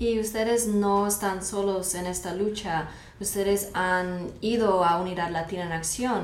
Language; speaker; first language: Spanish; non-native, fluent; English